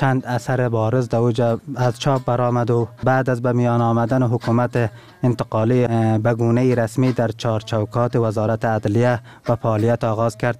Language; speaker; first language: Persian; non-native, local second language; Turkmen